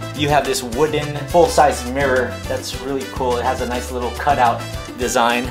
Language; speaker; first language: English; native; English